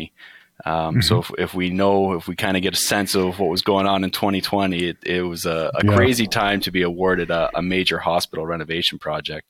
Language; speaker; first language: English; native; English